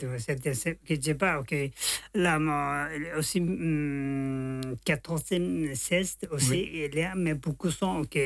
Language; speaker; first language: French; non-native, learner; Tibetan